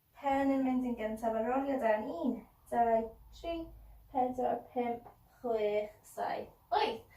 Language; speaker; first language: Welsh; non-native, local second language; English